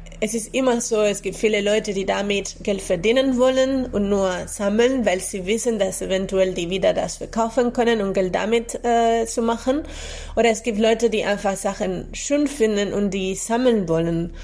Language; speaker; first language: German; non-native, fluent; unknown